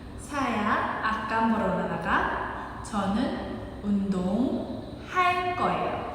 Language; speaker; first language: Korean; non-native, fluent; Indonesian